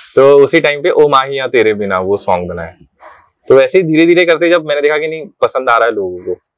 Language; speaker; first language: Hindi; non-native, local second language; Marathi